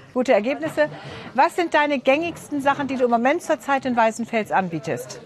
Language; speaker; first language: German; native; German